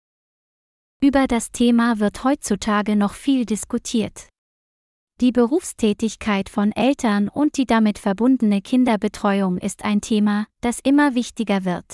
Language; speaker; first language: German; non-native, learner; Vietnamese